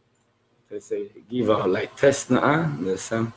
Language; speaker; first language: Vietnamese; non-native, fluent; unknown